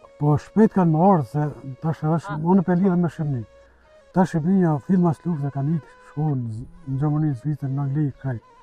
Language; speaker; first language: Albanian; native; Albanian